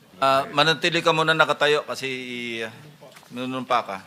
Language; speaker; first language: Filipino; native; Filipino